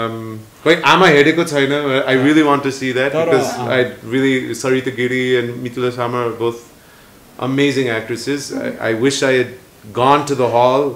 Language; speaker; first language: Nepali; non-native, learner; English